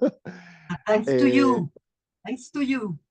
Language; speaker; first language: English; non-native, learner; Spanish